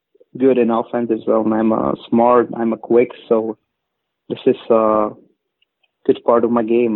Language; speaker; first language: English; non-native, fluent; Czech